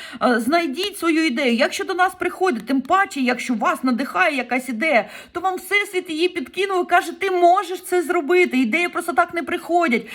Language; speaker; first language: Ukrainian; non-native, local second language; Russian